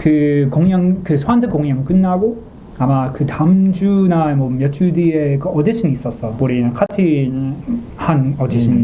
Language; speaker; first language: Korean; non-native, learner; English